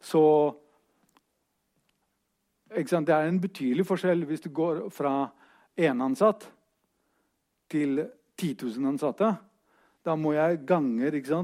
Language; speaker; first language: Norwegian; non-native, fluent; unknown